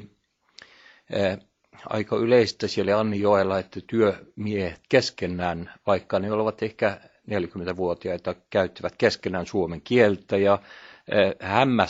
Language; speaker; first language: Finnish; early bilingual, heritage; Norwegian